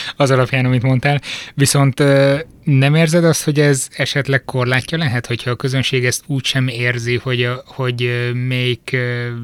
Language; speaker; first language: Hungarian; non-native, fluent; French